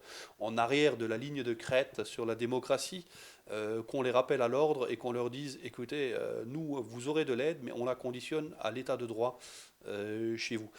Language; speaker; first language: French; native; French